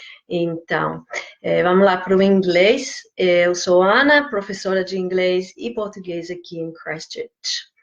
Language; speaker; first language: Portuguese; non-native, fluent; English